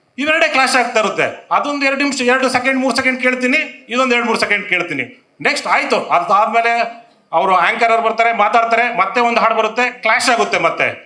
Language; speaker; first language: Kannada; native; Kannada